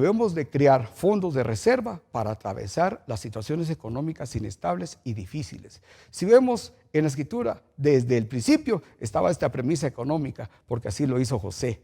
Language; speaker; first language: Spanish; native; Spanish